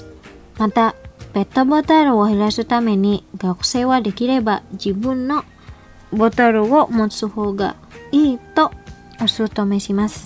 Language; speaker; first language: Japanese; non-native, fluent; Indonesian